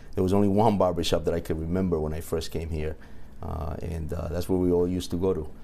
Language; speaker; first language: English; early bilingual, other home language; Spanish